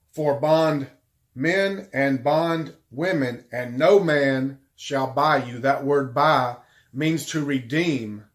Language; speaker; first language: English; native; English